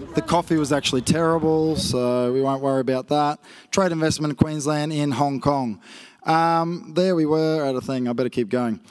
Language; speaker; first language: English; native; English